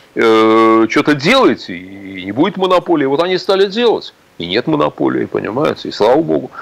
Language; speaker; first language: Russian; native; Russian